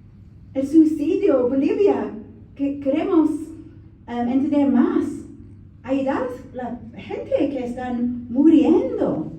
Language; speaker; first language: Spanish; non-native, learner; English